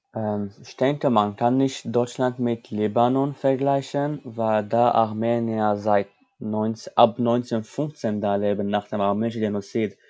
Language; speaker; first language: German; non-native, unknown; Armenian